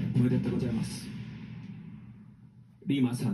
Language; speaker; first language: Japanese; non-native, fluent; Korean